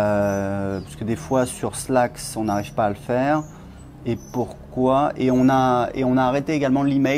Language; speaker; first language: French; native; French